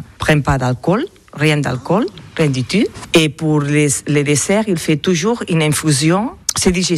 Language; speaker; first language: French; non-native, learner; Catalan